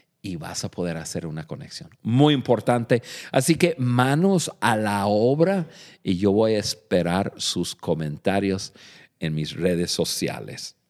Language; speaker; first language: Spanish; non-native, fluent; English